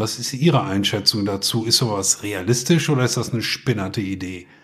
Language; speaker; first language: German; native; German